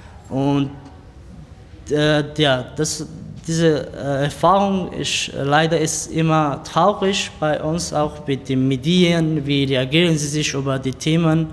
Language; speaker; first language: German; non-native, learner; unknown